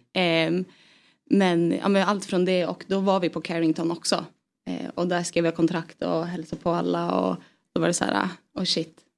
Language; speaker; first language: Swedish; native; Swedish